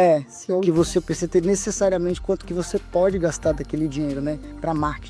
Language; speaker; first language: Portuguese; native; Portuguese